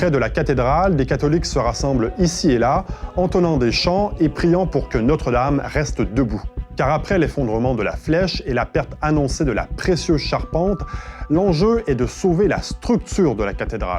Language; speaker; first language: French; native; French